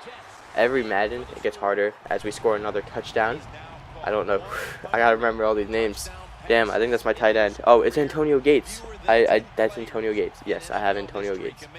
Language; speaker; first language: English; native; English